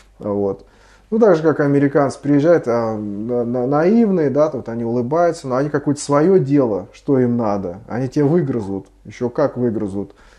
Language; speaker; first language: Russian; native; Russian